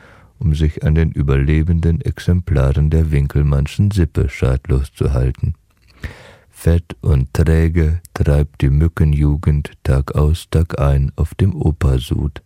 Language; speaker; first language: German; native; German